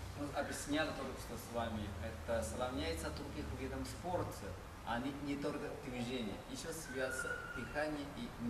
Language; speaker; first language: Russian; non-native, learner; Chinese